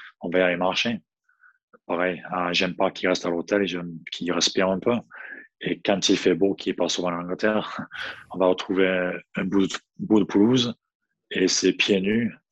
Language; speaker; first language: French; non-native, fluent; English